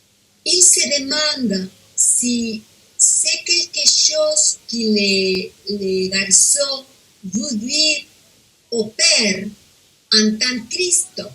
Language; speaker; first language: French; non-native, fluent; Spanish